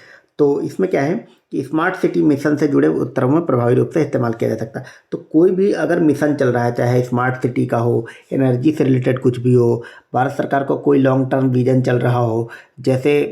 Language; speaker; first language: Hindi; native; Hindi